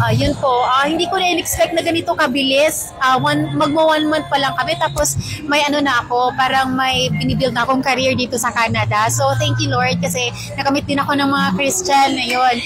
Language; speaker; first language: Filipino; non-native, local second language; Cebuano